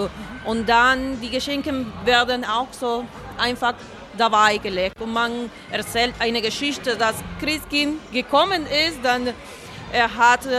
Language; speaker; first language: German; non-native, fluent; Spanish